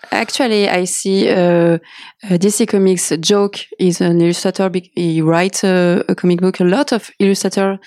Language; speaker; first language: English; non-native, learner; French